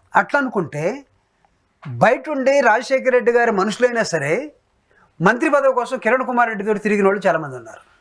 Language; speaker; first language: Telugu; native; Telugu